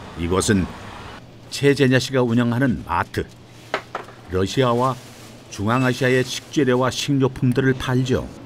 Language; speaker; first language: Korean; native; Korean